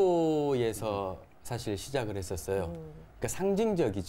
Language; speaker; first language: Korean; native; Korean